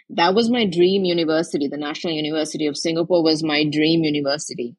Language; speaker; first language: English; non-native, local second language; Tamil